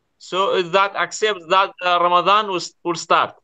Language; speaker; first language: English; non-native, learner; Kurdish